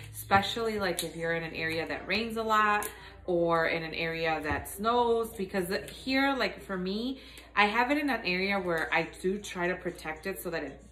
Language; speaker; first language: English; early bilingual, other home language; Spanish